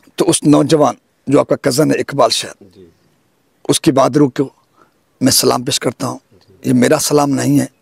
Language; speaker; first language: Urdu; non-native, local second language; Sindhi